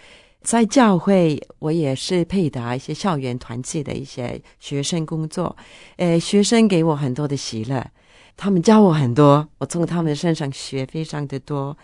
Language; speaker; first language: Chinese; non-native, fluent; Norwegian